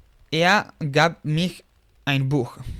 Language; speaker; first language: German; non-native, fluent; Spanish